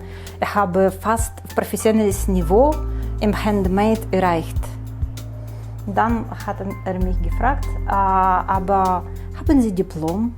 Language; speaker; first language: German; non-native, learner; Ukrainian